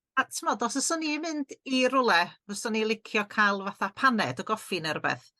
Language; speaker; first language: Welsh; native; Welsh